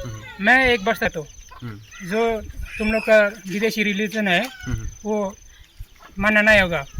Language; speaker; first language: Hindi; non-native, local second language; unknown